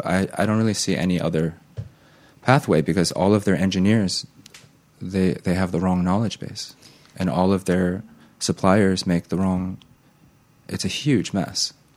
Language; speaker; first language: English; native; English